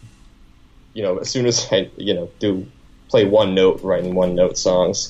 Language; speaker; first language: English; native; English